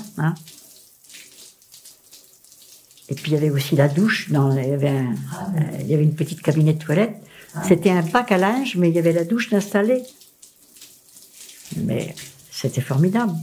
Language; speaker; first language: French; native; French